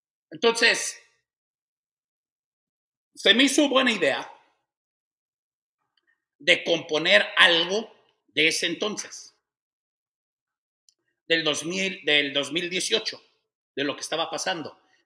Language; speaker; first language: Spanish; early bilingual, heritage; Spanish